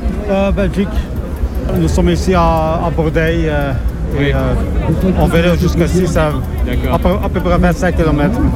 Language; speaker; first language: French; non-native, learner; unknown